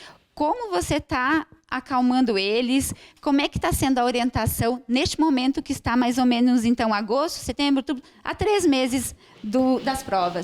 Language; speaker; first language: Portuguese; native; Portuguese